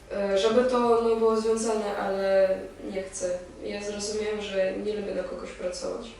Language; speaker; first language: Polish; non-native, fluent; Belarusian